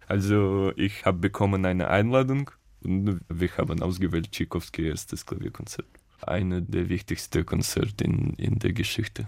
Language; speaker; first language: German; non-native, fluent; Russian